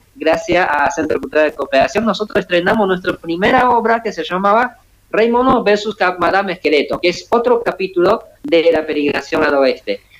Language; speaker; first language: Spanish; early bilingual, other home language; Chinese